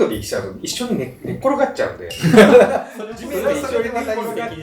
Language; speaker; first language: Japanese; native; Japanese